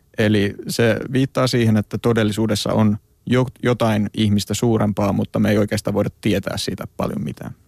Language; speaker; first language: Finnish; native; Finnish